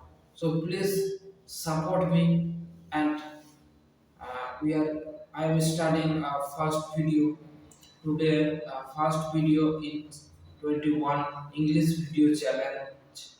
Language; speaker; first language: English; non-native, learner; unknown